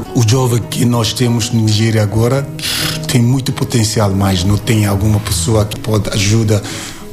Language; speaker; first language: Portuguese; non-native, learner; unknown